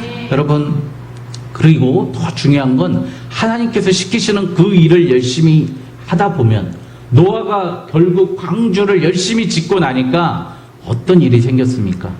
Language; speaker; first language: Korean; native; Korean